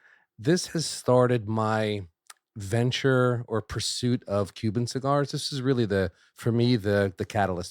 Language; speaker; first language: English; native; English